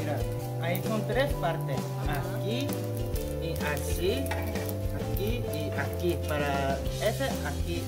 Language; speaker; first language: Spanish; non-native, learner; Korean